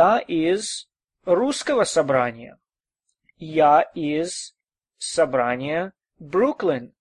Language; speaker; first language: Russian; non-native, fluent; English